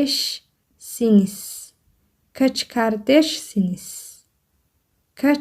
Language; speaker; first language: Turkish; non-native, learner; Somali